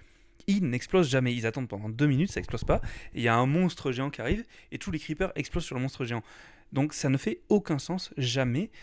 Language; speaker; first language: French; native; French